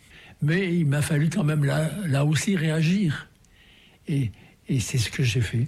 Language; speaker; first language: French; native; French